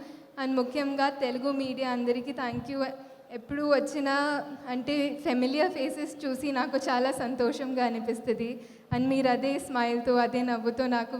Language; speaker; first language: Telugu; non-native, local second language; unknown